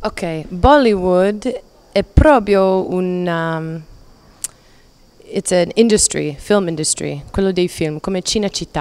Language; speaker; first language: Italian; non-native, learner; English